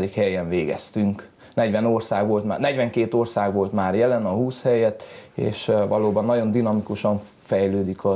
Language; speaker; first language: Hungarian; native; Hungarian